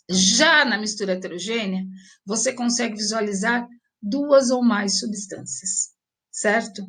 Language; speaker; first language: Portuguese; native; Portuguese